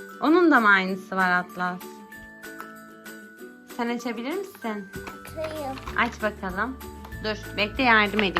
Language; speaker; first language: Turkish; native; Turkish